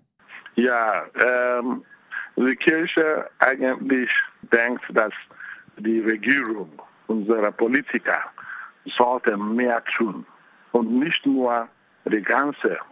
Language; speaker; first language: German; non-native, fluent; Igbo